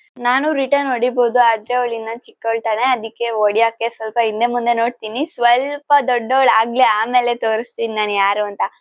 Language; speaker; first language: Kannada; non-native, local second language; Telugu